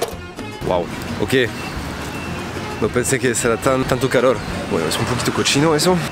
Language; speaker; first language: Spanish; non-native, learner; French